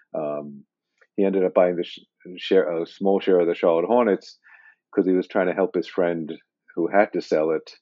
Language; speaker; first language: English; native; English